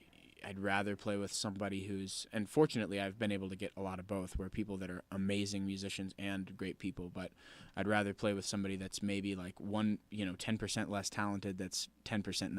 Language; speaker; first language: English; native; English